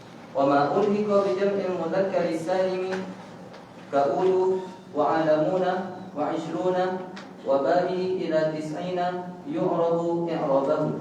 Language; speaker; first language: Arabic; non-native, learner; Malay